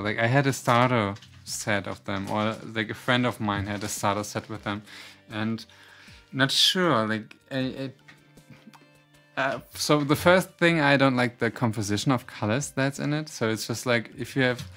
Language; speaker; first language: English; non-native, fluent; German